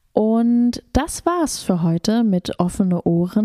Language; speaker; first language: German; native; German